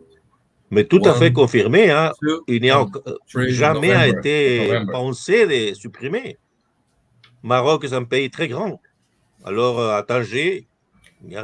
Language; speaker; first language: French; non-native, fluent; Spanish